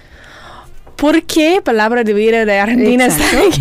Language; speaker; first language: Spanish; non-native, learner; English